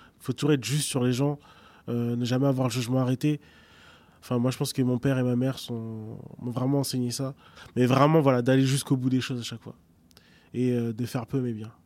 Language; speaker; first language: French; early bilingual, other home language; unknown